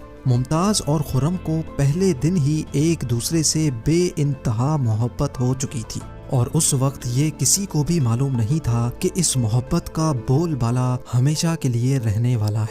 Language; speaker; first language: Urdu; native; Urdu